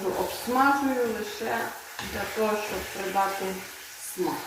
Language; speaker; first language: Ukrainian; native; Ukrainian